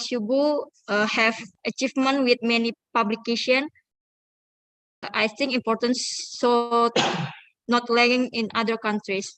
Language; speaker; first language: English; non-native, learner; Indonesian